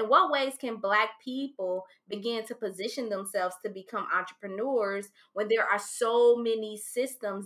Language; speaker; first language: English; native; English